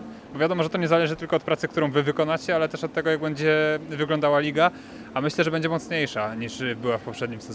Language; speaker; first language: Polish; native; Polish